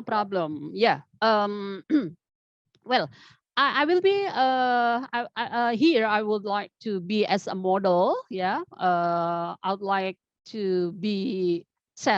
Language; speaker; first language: English; non-native, fluent; Indonesian